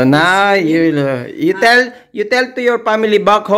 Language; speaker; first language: English; non-native, local second language; Filipino